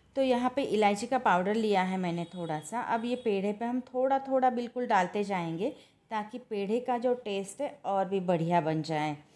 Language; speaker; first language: Hindi; non-native, local second language; Marathi